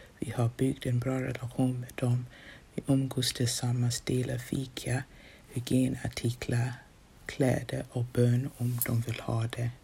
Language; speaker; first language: Swedish; non-native, fluent; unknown